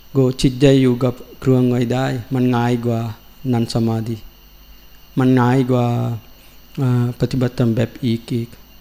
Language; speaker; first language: Thai; non-native, learner; Sinhala